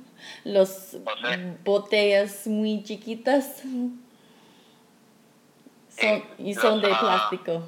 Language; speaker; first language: Spanish; non-native, learner; English